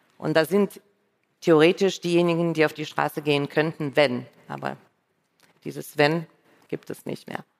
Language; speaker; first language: German; non-native, fluent; Russian